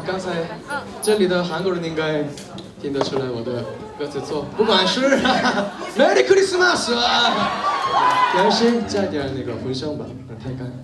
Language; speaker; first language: Chinese; non-native, fluent; Korean